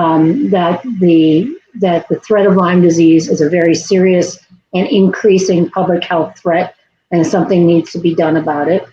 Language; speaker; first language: English; native; English